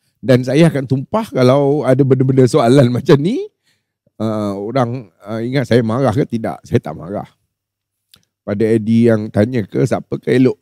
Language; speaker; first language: Malay; native; Malay